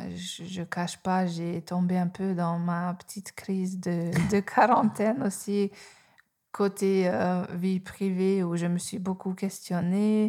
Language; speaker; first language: French; non-native, fluent; Hungarian